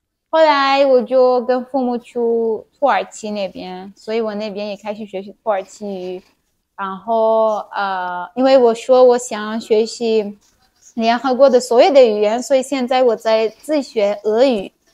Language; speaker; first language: Chinese; non-native, fluent; Persian